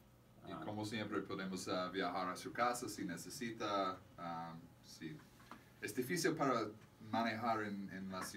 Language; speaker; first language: Spanish; non-native, fluent; English